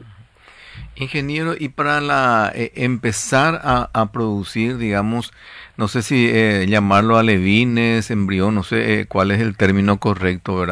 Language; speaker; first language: Spanish; native; Spanish